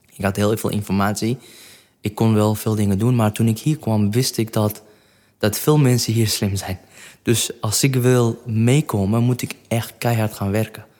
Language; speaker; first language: Dutch; non-native, fluent; Kurdish